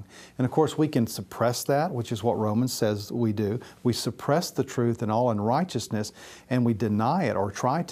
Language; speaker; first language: English; native; English